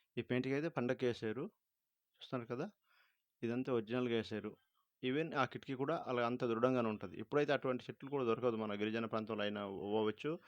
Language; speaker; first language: Telugu; non-native, local second language; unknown